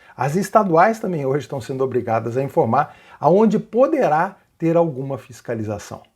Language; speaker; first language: Portuguese; native; Portuguese